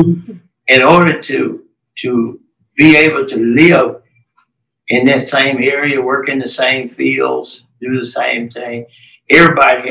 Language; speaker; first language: English; native; English